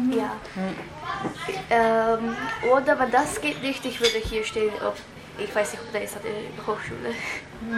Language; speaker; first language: German; early bilingual, other home language; Croatian